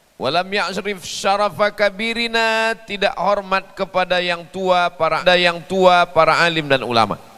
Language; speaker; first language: Indonesian; native; Indonesian